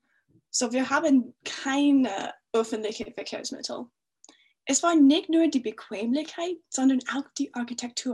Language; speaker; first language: German; non-native, fluent; English